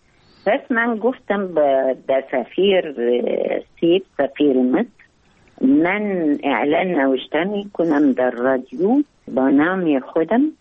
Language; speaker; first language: Persian; non-native, learner; Arabic